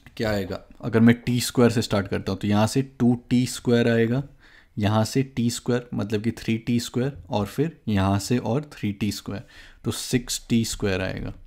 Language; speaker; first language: Hindi; native; Hindi